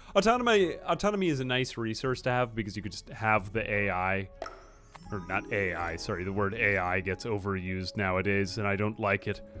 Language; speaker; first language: English; native; English